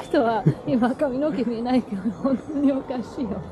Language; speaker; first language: Japanese; non-native, learner; Spanish